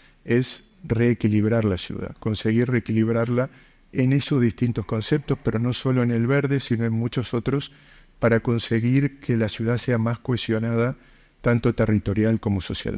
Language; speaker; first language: Spanish; native; Spanish